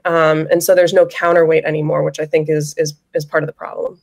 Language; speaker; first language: English; native; English